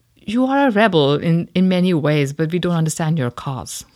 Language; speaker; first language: English; non-native, local second language; Hindi